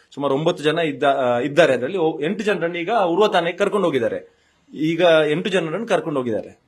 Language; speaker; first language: Kannada; native; Kannada